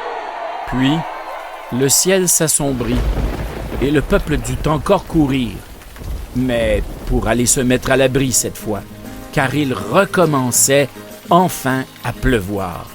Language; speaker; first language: French; native; French